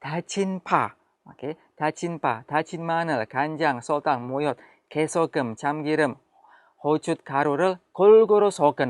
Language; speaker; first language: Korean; non-native, fluent; Indonesian